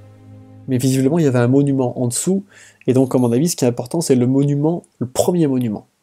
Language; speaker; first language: French; native; French